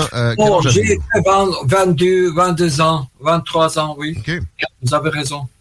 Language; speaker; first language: French; non-native, learner; Russian